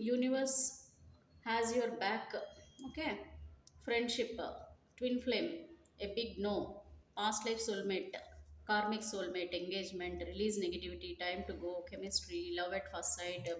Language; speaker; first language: English; non-native, local second language; Telugu